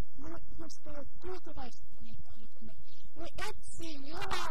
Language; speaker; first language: Finnish; early bilingual, heritage; Finnish